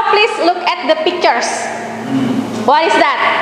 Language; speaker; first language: English; non-native, fluent; Indonesian